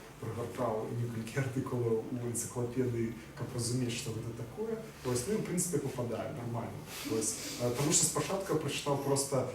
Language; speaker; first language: Belarusian; non-native, local second language; Russian